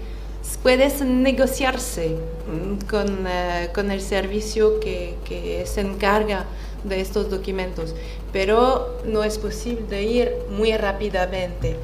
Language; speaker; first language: Spanish; non-native, fluent; French